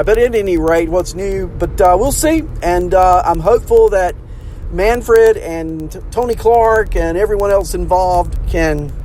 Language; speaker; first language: English; native; English